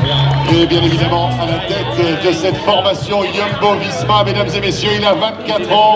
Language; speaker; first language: French; native; French